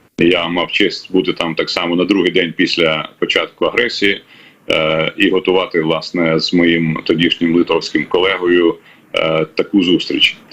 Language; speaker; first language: Ukrainian; native; Ukrainian